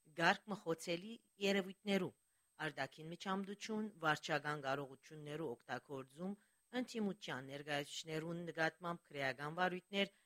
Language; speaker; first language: Armenian; early bilingual, heritage; Armenian